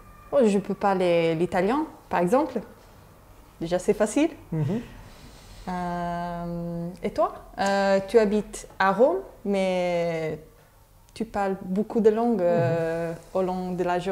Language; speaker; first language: French; non-native, fluent; English